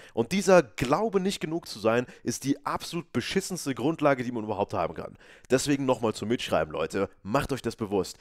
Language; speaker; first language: German; native; German